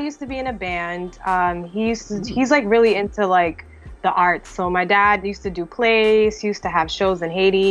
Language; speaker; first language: English; native; English